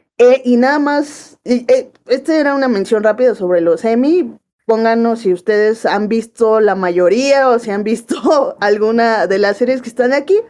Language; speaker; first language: Spanish; native; Spanish